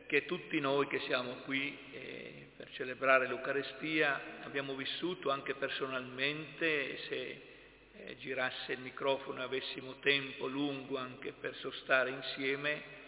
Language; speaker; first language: Italian; native; Italian